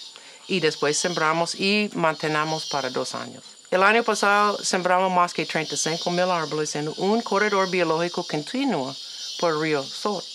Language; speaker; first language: Spanish; non-native, learner; English